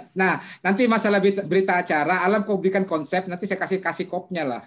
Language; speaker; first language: Indonesian; native; Indonesian